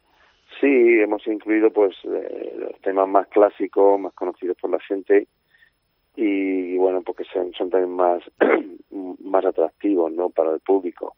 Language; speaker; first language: Spanish; native; Spanish